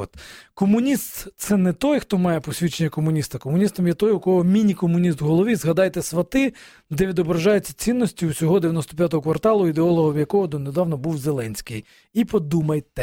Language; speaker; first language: Ukrainian; native; Ukrainian